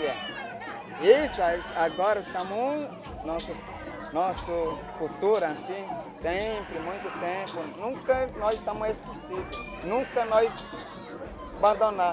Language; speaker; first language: Portuguese; non-native, local second language; Ticuna